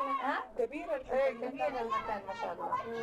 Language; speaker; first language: Arabic; native; Arabic